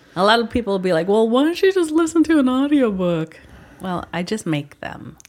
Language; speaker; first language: English; early bilingual, other home language; Filipino